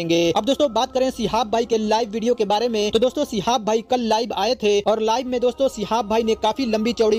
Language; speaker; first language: Hindi; native; Hindi